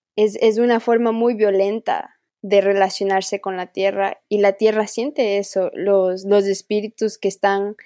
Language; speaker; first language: Spanish; non-native, local second language; Quechua